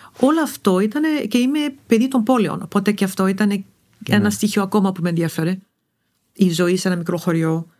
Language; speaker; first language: Greek; non-native, fluent; Arabic